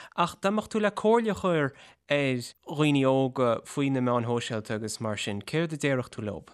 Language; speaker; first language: Irish; native; Irish